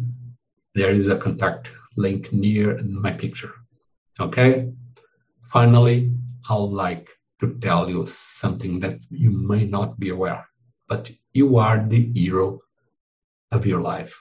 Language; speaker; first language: English; non-native, fluent; Portuguese